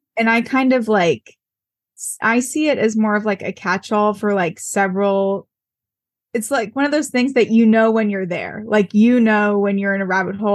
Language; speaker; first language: English; native; English